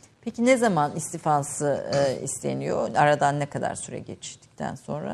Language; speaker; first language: Turkish; native; Turkish